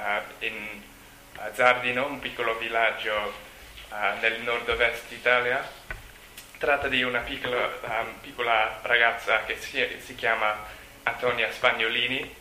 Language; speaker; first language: Italian; non-native, learner; English